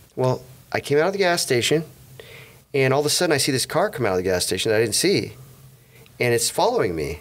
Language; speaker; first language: English; native; English